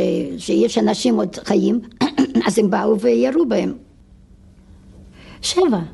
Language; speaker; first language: Hebrew; non-native, fluent; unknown